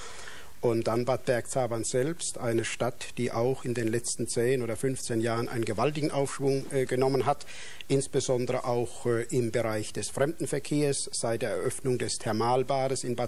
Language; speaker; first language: German; native; German